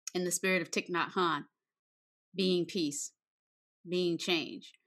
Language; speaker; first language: English; native; English